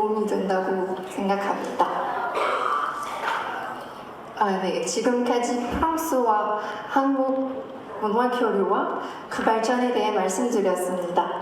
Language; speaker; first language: Korean; non-native, fluent; French